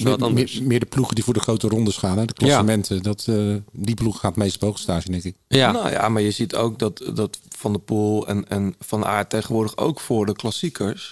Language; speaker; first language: Dutch; native; Dutch